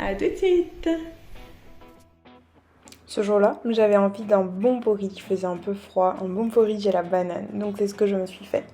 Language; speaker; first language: French; native; French